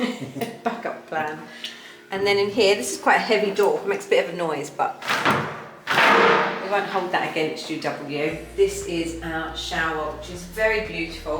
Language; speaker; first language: English; native; English